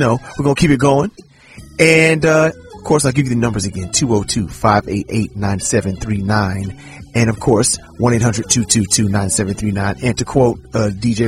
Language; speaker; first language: English; native; English